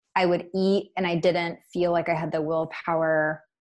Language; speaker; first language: English; native; English